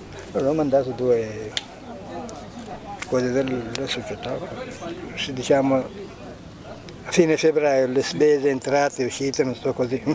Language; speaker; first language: Italian; non-native, fluent; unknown